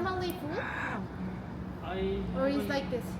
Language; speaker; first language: English; non-native, fluent; Spanish